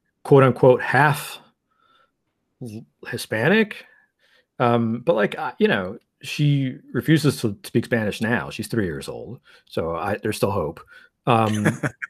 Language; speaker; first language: English; early bilingual, other home language; Spanish